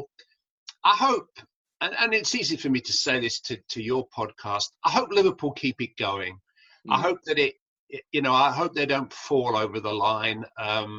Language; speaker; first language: English; native; English